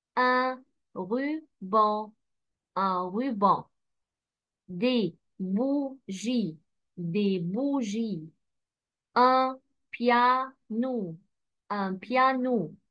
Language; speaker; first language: French; non-native, fluent; Arabic